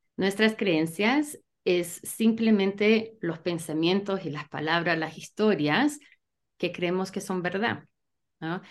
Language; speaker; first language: Spanish; early bilingual, heritage; Spanish